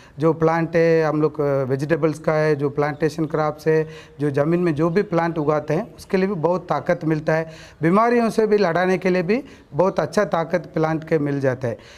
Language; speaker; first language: Hindi; non-native, local second language; Kannada